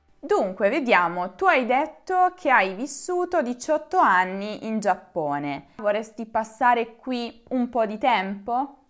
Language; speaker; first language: Italian; native; Italian